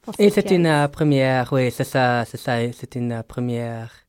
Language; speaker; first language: French; non-native, local second language; English